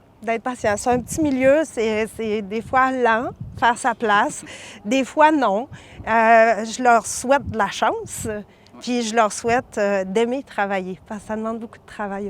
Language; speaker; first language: French; native; French